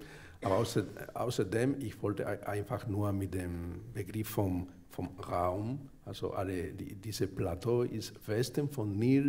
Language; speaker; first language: German; non-native, fluent; Spanish